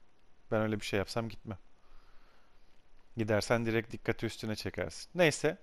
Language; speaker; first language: Turkish; native; Turkish